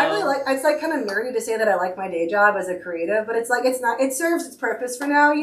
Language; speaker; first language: English; native; English